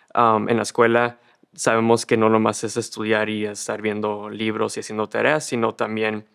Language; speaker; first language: Spanish; early bilingual, heritage; Spanish